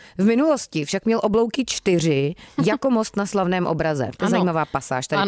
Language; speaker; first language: Czech; native; Czech